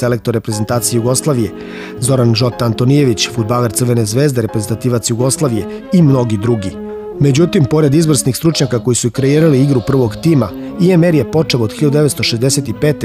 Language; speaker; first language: Serbian; native; Serbian